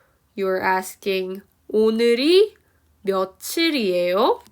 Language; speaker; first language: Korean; early bilingual, heritage; Korean